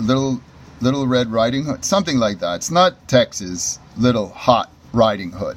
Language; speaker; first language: English; native; English